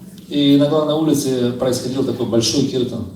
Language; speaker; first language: Russian; native; Russian